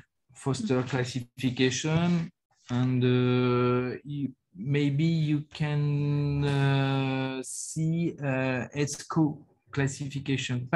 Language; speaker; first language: English; non-native, learner; French